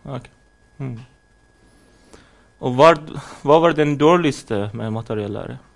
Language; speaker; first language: Norwegian; non-native, fluent; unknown